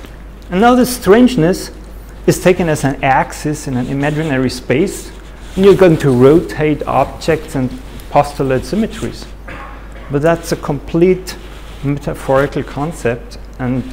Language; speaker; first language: English; non-native, fluent; German